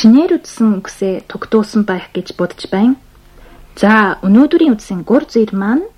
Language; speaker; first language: Mongolian; non-native, fluent; Japanese